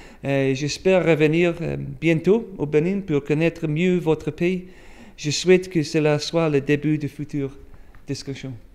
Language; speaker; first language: French; non-native, fluent; English